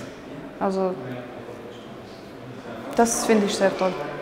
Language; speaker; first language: German; non-native, fluent; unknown